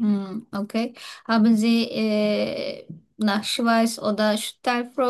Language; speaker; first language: German; non-native, learner; Turkish